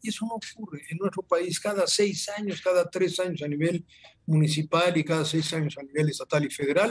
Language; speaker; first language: Spanish; native; Spanish